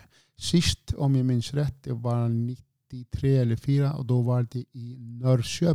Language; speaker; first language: Swedish; non-native, fluent; Icelandic